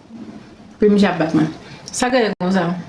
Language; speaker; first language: French; non-native, learner; Haitian Creole